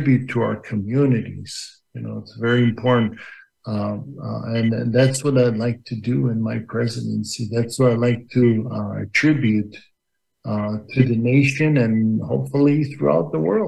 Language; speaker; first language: English; native; English